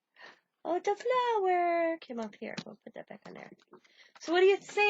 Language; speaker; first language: English; native; English